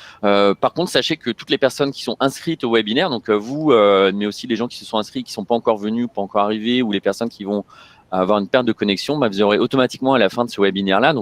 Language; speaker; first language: French; native; French